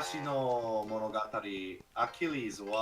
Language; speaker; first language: Japanese; non-native, learner; English